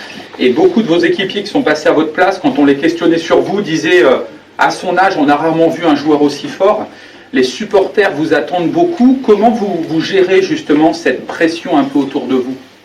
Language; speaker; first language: French; native; French